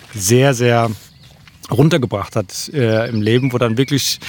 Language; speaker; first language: German; native; German